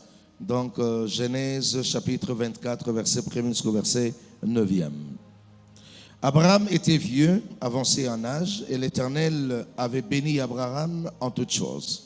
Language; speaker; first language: French; non-native, local second language; Lingala